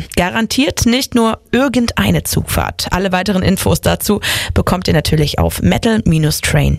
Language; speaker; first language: German; native; German